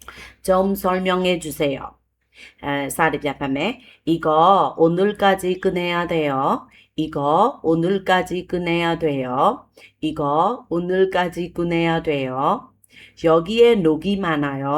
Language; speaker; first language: Korean; non-native, fluent; Burmese